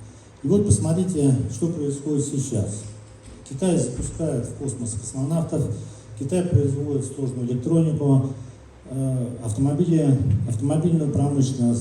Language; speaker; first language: Russian; native; Russian